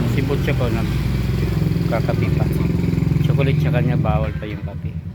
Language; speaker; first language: Filipino; non-native, local second language; Cebuano